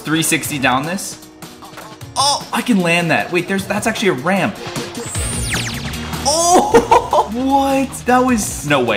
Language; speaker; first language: English; native; English